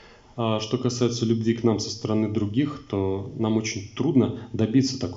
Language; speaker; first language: Russian; native; Russian